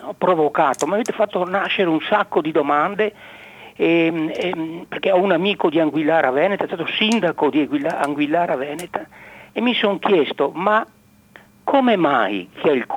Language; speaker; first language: Italian; native; Italian